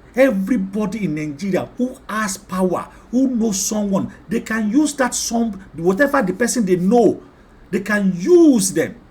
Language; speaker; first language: English; non-native, local second language; Yoruba